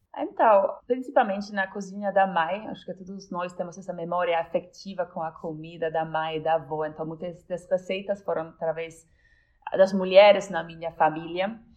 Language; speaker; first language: Portuguese; non-native, fluent; Polish